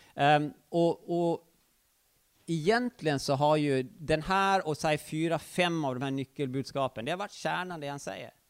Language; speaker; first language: Swedish; native; Swedish